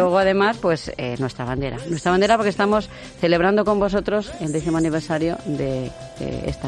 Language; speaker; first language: Spanish; native; Spanish